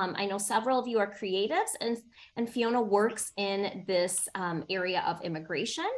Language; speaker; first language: English; native; English